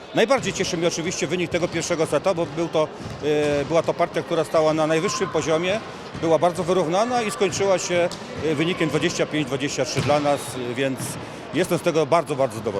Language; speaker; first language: Polish; native; Polish